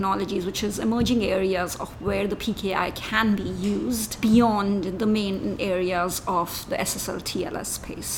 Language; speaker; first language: English; non-native, local second language; Hindi